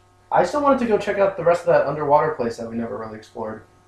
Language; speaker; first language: English; native; English